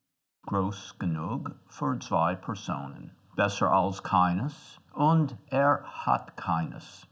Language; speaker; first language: German; non-native, fluent; English